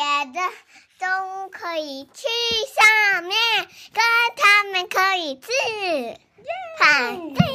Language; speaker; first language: Chinese; early bilingual, heritage; Chinese